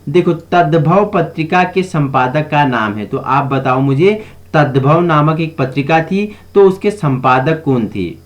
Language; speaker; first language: Hindi; native; Hindi